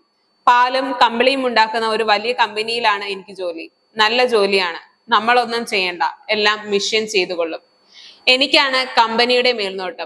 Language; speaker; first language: Malayalam; native; Malayalam